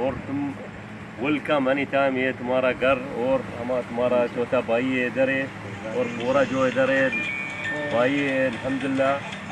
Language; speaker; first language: Hindi; non-native, learner; Arabic